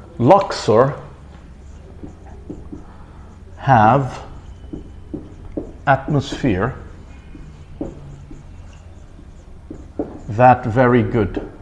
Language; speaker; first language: English; non-native, fluent; Arabic